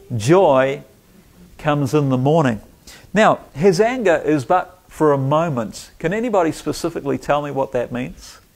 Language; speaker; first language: English; native; English